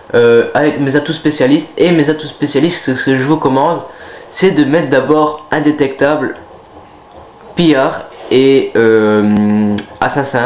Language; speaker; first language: French; native; French